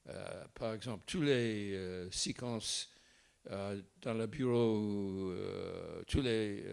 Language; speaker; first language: French; non-native, fluent; English